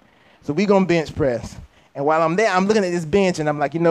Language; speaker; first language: English; native; English